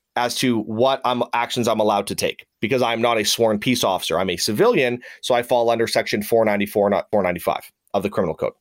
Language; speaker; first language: English; native; English